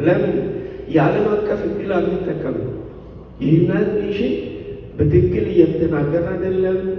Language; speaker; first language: Amharic; non-native, local second language; Sidamo